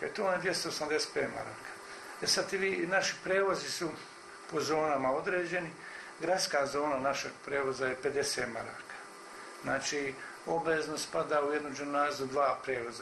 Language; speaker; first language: Croatian; native; Croatian